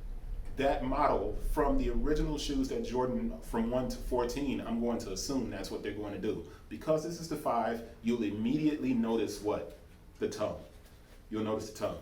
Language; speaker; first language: English; native; English